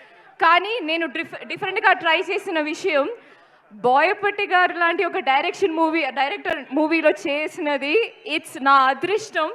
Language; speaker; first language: Telugu; non-native, learner; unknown